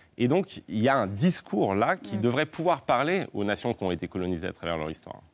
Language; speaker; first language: French; native; French